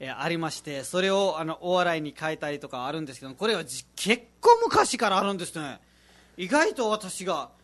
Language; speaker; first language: Japanese; non-native, fluent; Nepali